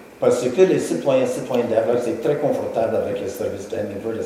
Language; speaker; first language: French; non-native, local second language; English